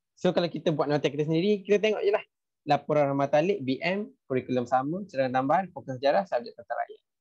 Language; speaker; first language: Malay; native; Malay